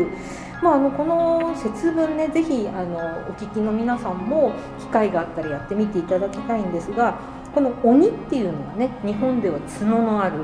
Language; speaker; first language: Japanese; native; Japanese